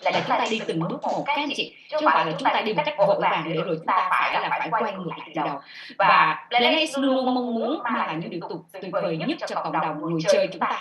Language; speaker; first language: Vietnamese; native; Vietnamese